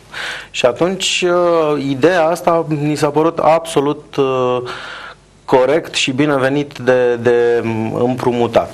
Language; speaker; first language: Romanian; native; Romanian